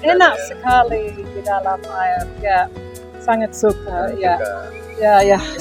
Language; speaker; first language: Indonesian; non-native, learner; English